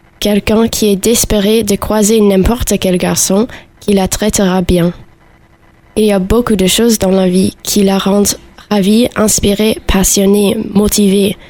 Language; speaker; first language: French; non-native, learner; English